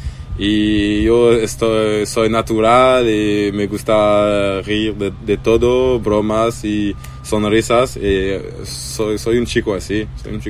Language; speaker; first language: Spanish; non-native, learner; French